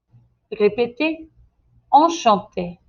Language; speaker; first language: French; non-native, fluent; English